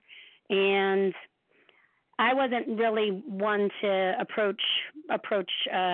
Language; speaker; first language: English; native; English